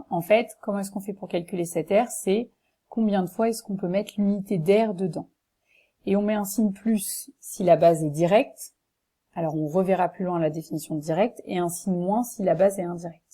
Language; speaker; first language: French; native; French